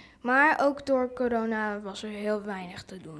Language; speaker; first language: Dutch; early bilingual, other home language; English